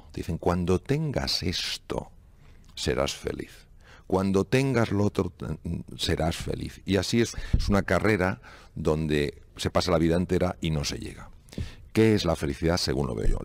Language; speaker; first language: Spanish; native; Spanish